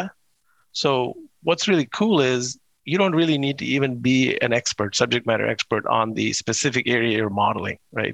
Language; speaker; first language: English; non-native, local second language; Tamil